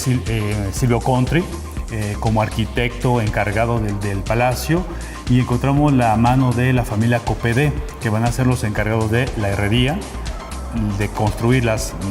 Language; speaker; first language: Spanish; native; Spanish